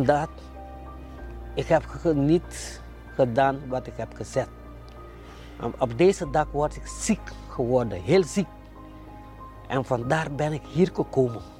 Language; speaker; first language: Dutch; non-native, fluent; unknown